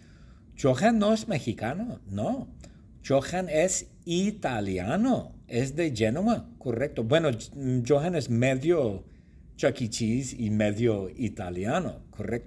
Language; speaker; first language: Spanish; non-native, fluent; English